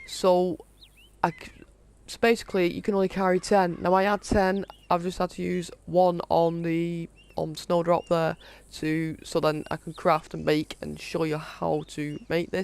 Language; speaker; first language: English; native; English